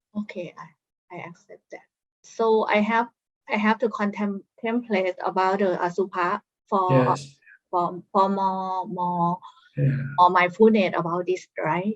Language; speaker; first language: English; non-native, fluent; Thai